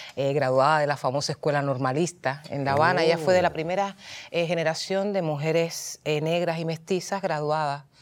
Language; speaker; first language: Spanish; native; Spanish